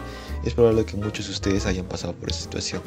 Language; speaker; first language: Spanish; native; Spanish